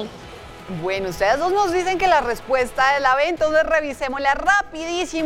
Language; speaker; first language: Spanish; native; Spanish